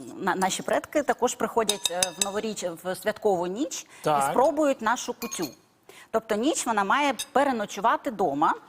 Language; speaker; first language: Ukrainian; native; Ukrainian